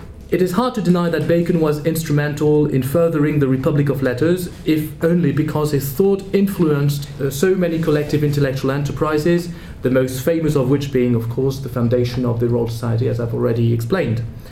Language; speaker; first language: English; non-native, fluent; French